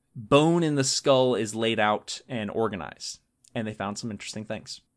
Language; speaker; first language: English; native; English